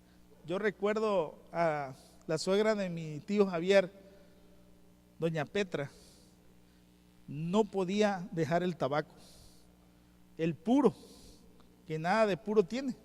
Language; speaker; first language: Spanish; native; Spanish